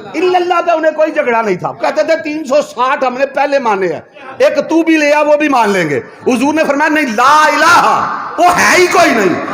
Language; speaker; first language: Urdu; non-native, local second language; Punjabi